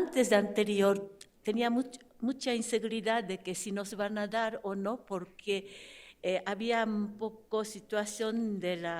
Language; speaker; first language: Spanish; non-native, fluent; Japanese